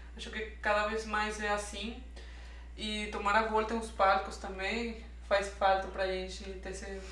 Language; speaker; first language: Portuguese; non-native, fluent; Spanish